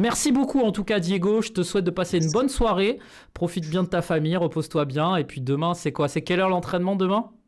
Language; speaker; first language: French; native; French